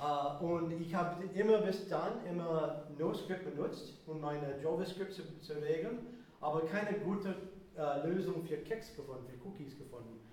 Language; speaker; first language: German; non-native, fluent; English